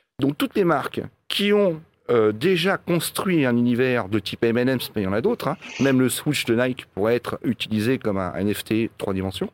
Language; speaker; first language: French; native; French